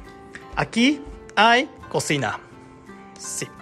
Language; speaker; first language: Spanish; non-native, learner; Japanese